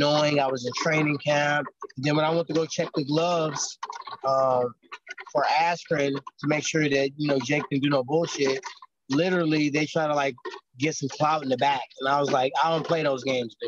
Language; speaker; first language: English; native; English